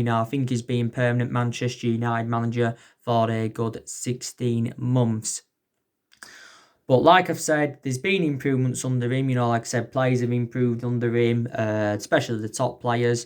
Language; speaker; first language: English; native; English